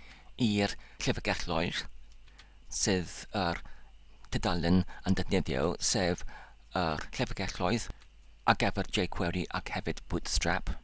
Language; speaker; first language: Welsh; non-native, local second language; English